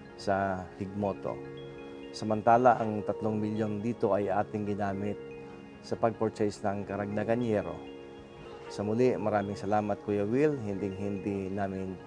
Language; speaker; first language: Filipino; non-native, local second language; Bikol